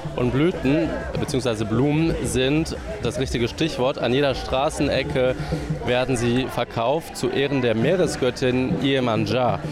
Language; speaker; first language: German; native; German